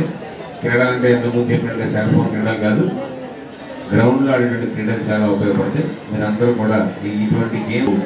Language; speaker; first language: Telugu; native; Telugu